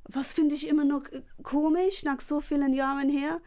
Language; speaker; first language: German; non-native, fluent; English